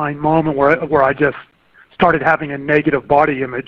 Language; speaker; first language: English; native; English